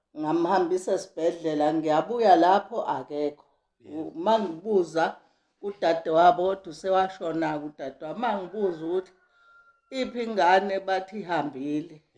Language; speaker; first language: Zulu; native; Zulu